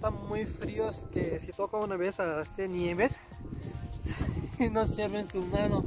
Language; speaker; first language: Spanish; non-native, learner; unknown